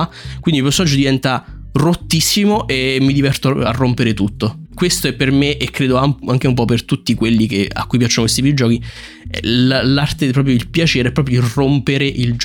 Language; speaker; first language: Italian; native; Italian